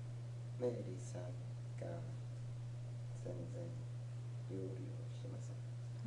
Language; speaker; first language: Japanese; non-native, learner; English